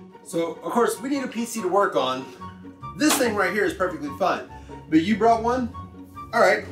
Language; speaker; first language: English; native; English